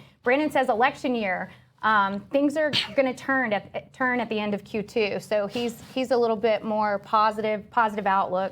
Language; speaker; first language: English; native; English